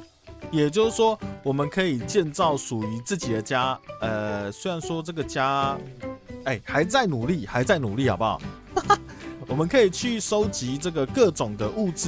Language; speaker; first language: Chinese; native; Chinese